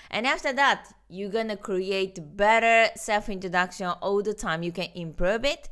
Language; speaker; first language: English; non-native, learner; Japanese